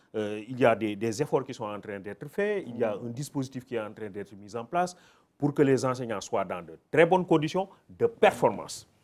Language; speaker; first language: French; non-native, local second language; Wolof